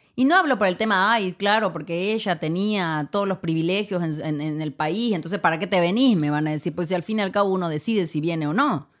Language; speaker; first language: Spanish; native; Spanish